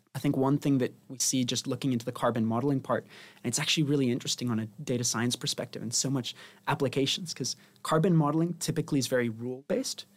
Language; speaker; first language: English; non-native, fluent; Spanish